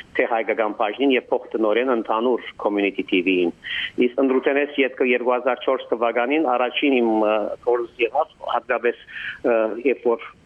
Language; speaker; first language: Armenian; early bilingual, heritage; Armenian